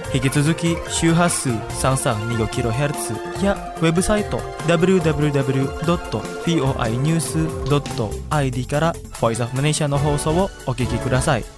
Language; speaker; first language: Japanese; non-native, fluent; Indonesian